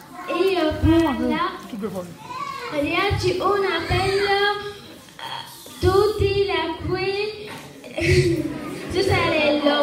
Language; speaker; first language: Italian; non-native, learner; Arabic